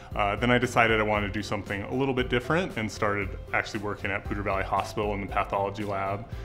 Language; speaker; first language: English; native; English